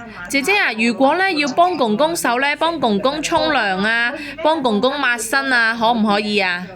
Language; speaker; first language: Cantonese; native; Cantonese